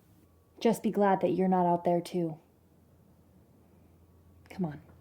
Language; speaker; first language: English; native; English